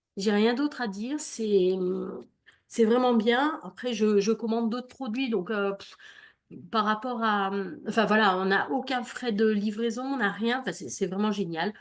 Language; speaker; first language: French; native; French